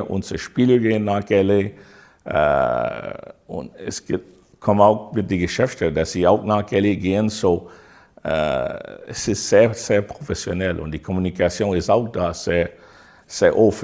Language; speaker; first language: German; non-native, fluent; English